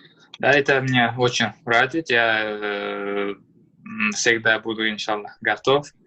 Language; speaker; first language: Russian; non-native, learner; Uzbek